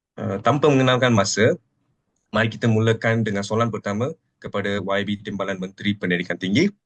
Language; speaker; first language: Malay; non-native, local second language; Telugu